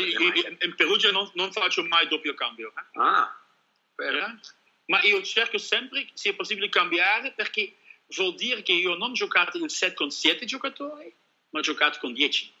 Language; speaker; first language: Italian; non-native, learner; Dutch